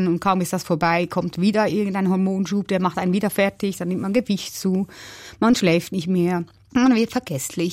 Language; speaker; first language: German; native; German